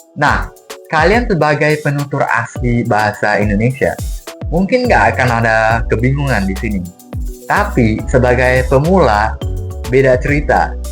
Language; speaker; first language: Indonesian; non-native, fluent; English